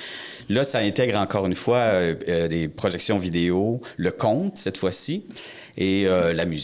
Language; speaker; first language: French; native; French